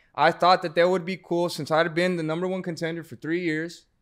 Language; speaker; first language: English; native; English